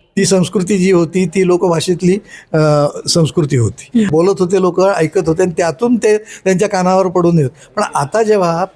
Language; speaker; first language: Marathi; native; Marathi